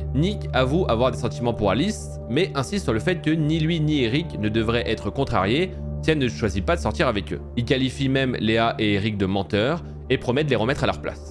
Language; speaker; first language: French; native; French